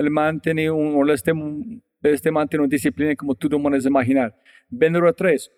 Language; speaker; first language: Spanish; non-native, fluent; English